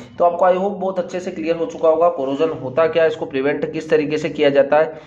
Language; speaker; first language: Hindi; native; Hindi